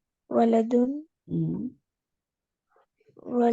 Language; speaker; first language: Arabic; non-native, learner; Urdu